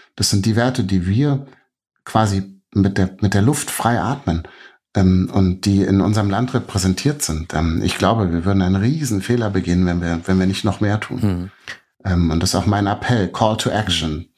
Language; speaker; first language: German; native; German